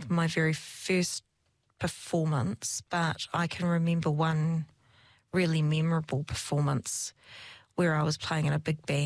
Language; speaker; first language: English; native; English